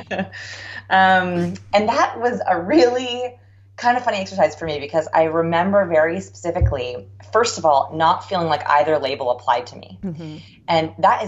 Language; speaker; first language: English; native; English